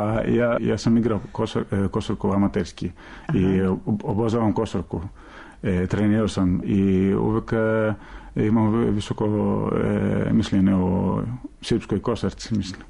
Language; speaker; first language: Serbian; non-native, fluent; Greek